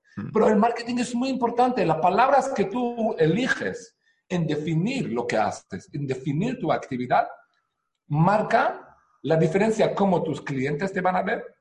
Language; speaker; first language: Spanish; non-native, fluent; Hebrew